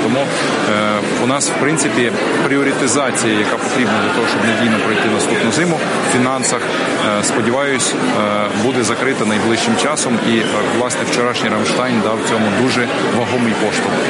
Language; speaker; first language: Ukrainian; native; Ukrainian